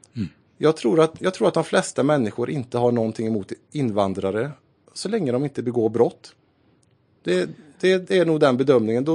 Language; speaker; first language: Swedish; native; Swedish